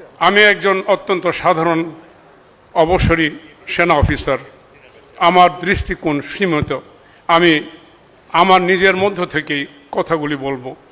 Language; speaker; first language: Bangla; non-native, local second language; Marma